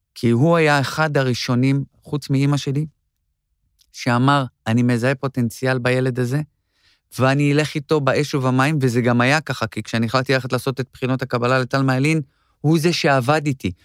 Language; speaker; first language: Hebrew; native; Hebrew